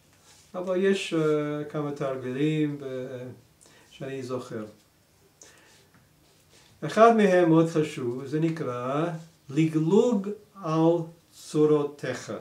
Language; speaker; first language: Hebrew; non-native, fluent; English